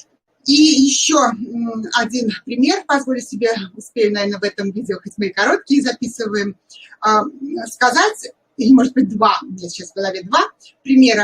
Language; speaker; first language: Russian; native; Russian